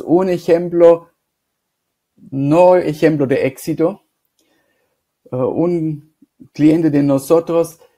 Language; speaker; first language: Spanish; non-native, fluent; German